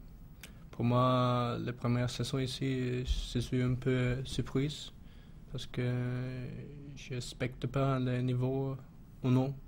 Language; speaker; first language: French; non-native, learner; Swedish